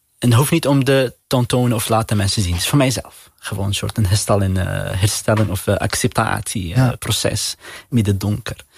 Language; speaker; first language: Dutch; non-native, learner; Arabic